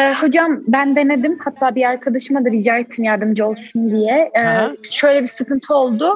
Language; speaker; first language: Turkish; native; Turkish